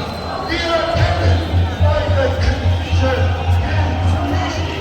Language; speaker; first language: German; non-native, fluent; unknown